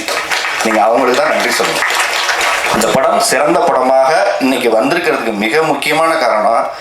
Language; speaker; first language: Tamil; native; Tamil